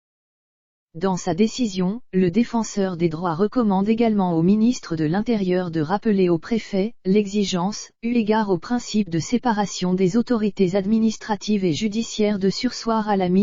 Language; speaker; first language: French; native; French